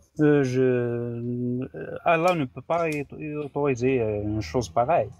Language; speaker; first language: French; non-native, local second language; Kabyle